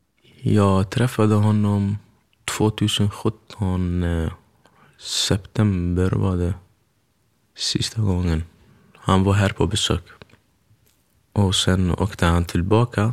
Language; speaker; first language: Swedish; early bilingual, other home language; Kurdish